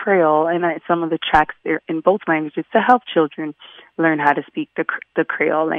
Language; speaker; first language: English; early bilingual, other home language; Haitian Creole